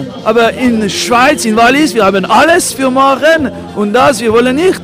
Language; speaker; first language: German; non-native, local second language; French